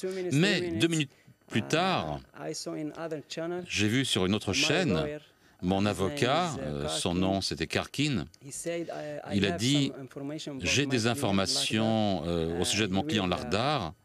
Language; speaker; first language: French; non-native, local second language; Arabic